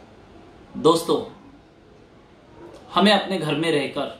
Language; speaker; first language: Hindi; native; Hindi